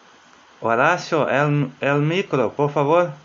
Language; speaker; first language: Spanish; non-native, fluent; Portuguese